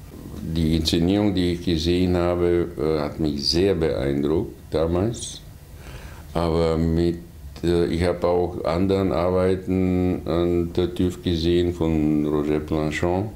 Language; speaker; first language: German; non-native, fluent; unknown